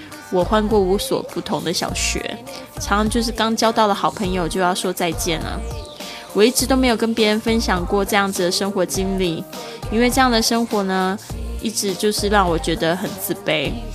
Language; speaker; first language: Chinese; native; Chinese